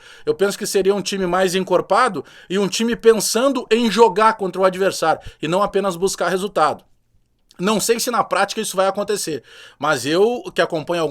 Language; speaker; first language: Portuguese; native; Portuguese